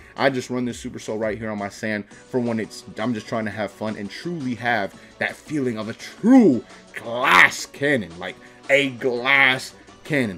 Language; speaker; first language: English; native; English